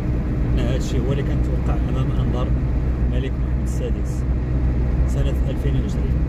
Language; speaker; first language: Arabic; native; Arabic